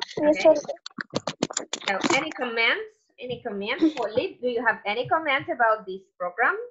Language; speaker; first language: English; non-native, fluent; Russian